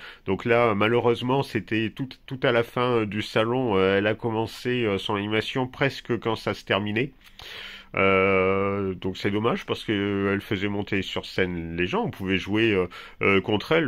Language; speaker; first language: French; native; French